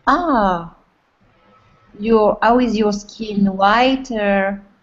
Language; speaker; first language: English; non-native, fluent; French